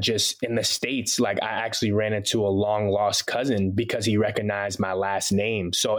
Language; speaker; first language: English; early bilingual, other home language; Haitian Creole